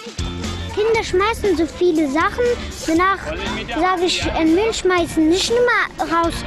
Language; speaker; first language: German; non-native, learner; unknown